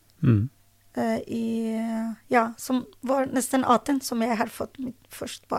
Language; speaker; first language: Norwegian; non-native, learner; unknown